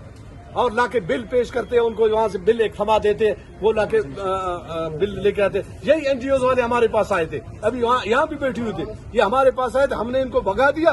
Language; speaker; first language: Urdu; non-native, local second language; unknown